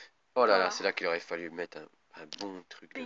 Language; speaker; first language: French; native; French